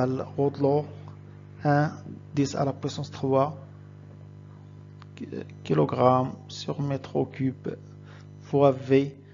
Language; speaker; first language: French; non-native, local second language; Arabic